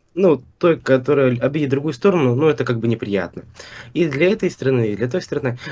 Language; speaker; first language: Russian; native; Russian